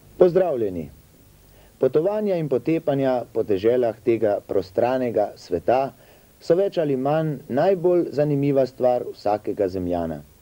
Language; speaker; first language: Slovenian; native; Slovenian